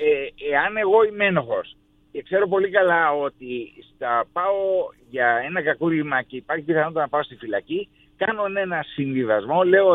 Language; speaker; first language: Greek; native; Greek